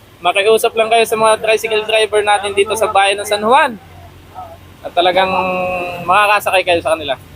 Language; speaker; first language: Filipino; native; Filipino